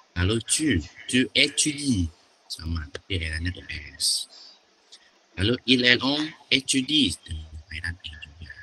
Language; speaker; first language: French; non-native, learner; Indonesian